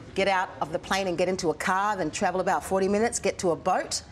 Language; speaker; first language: English; native; English